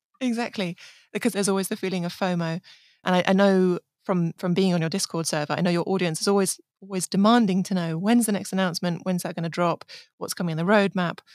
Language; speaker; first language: English; native; English